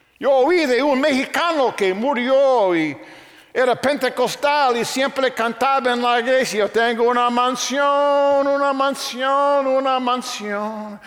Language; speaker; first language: Spanish; non-native, fluent; English